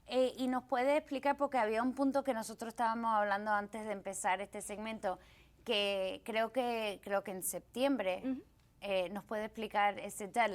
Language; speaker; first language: Spanish; early bilingual, heritage; Spanish